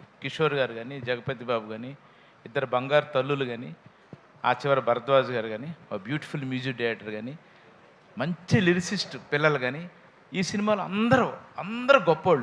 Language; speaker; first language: Telugu; native; Telugu